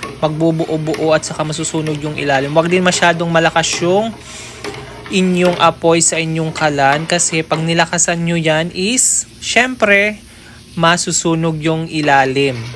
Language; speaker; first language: Filipino; non-native, local second language; Waray